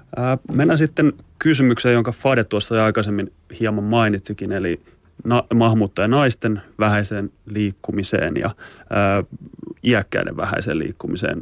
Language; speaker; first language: Finnish; native; Finnish